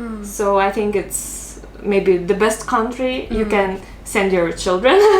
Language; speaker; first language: English; non-native, fluent; Russian